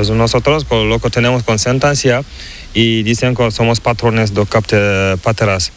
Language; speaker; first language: Spanish; non-native, learner; Fula